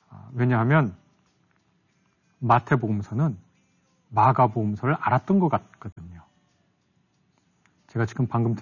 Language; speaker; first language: Korean; native; Korean